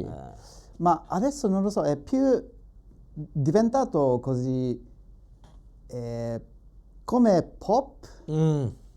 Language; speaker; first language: Italian; non-native, learner; Japanese